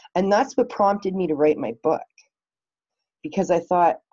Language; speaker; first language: English; native; English